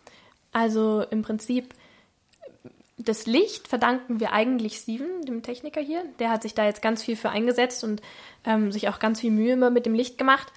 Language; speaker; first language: German; native; German